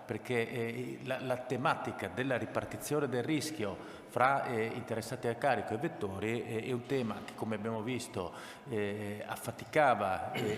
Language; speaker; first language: Italian; native; Italian